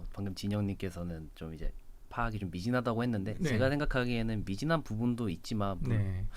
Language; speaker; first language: Korean; native; Korean